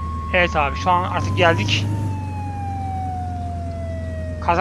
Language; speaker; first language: Turkish; native; Turkish